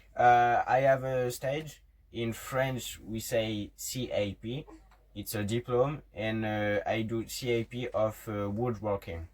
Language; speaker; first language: English; non-native, learner; French